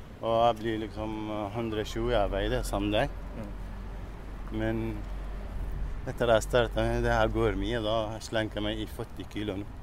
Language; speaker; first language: Norwegian; non-native, learner; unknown